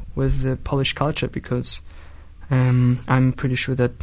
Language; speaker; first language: English; non-native, fluent; Polish